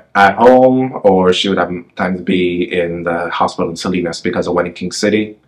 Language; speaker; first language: English; native; English